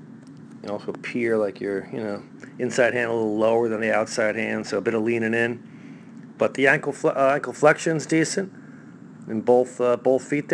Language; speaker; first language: English; native; English